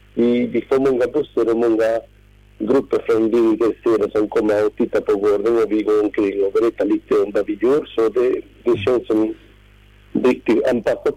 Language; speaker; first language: Swedish; non-native, fluent; Spanish